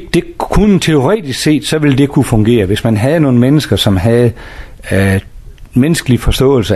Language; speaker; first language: Danish; native; Danish